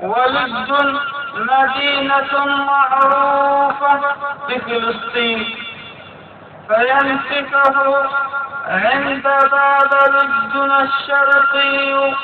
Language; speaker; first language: Arabic; native; Arabic